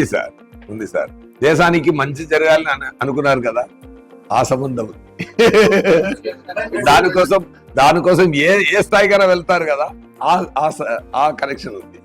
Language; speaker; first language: Telugu; non-native, fluent; Tamil